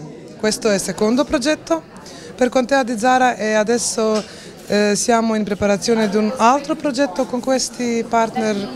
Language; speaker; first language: Italian; non-native, learner; Croatian